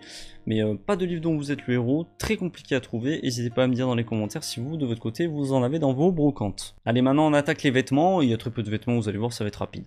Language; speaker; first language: French; native; French